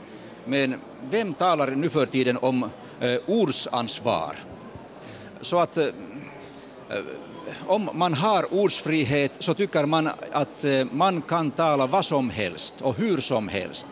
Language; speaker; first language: Swedish; non-native, fluent; Finnish